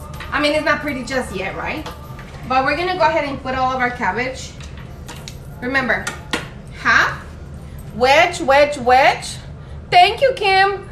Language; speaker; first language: English; early bilingual, other home language; Spanish